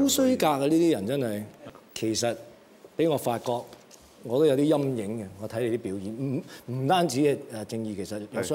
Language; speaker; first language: Cantonese; native; Cantonese